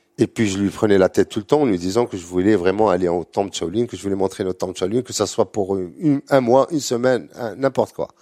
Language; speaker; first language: French; non-native, local second language; Arabic